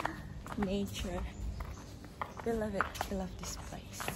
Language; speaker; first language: English; non-native, learner; Indonesian